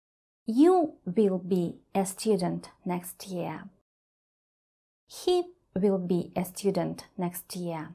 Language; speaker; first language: English; non-native, fluent; Russian